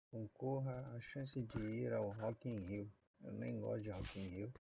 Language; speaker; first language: Portuguese; native; Portuguese